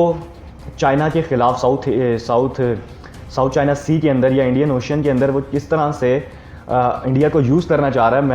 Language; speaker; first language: Urdu; non-native, local second language; Punjabi